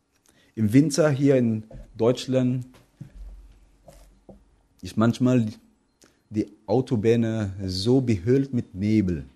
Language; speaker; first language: German; non-native, fluent; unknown